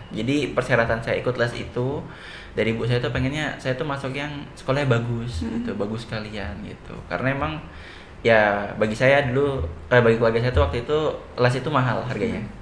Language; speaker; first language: Indonesian; native; Indonesian